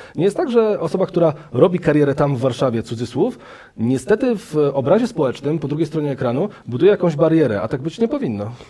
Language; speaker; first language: Polish; native; Polish